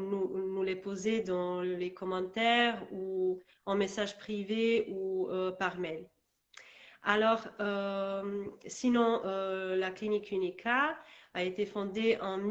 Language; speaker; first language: French; non-native, learner; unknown